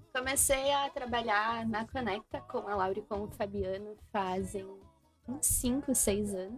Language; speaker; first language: Portuguese; native; Portuguese